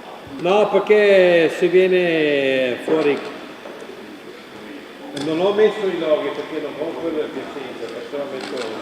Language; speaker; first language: Italian; native; Italian